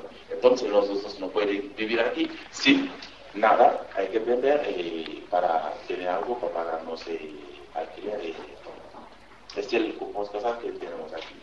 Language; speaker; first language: Spanish; non-native, learner; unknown